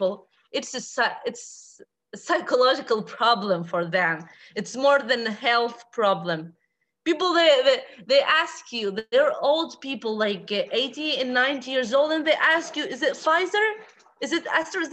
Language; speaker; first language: English; non-native, fluent; Arabic